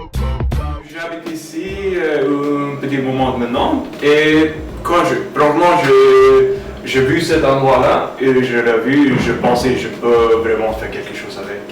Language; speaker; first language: French; non-native, fluent; Swedish